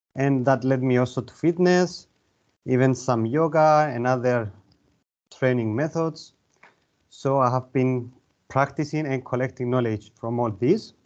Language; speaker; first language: English; non-native, fluent; Greek